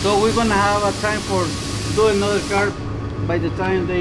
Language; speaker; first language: English; non-native, learner; Spanish